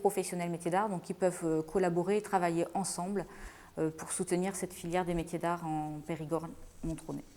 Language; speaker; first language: French; native; French